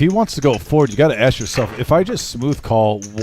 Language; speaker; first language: English; native; English